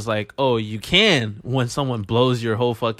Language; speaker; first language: English; native; English